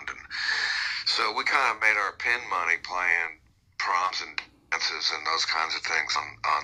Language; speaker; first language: English; native; English